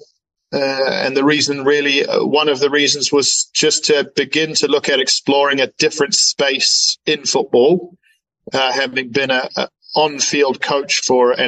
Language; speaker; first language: English; native; English